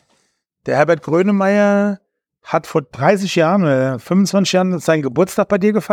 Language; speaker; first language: German; native; German